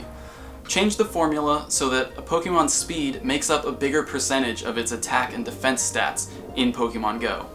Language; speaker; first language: English; native; English